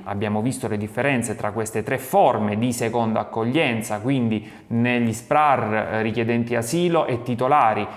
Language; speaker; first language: Italian; native; Italian